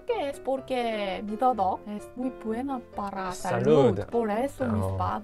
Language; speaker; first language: Spanish; non-native, learner; Korean